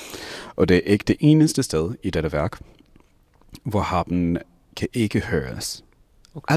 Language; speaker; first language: Danish; non-native, fluent; English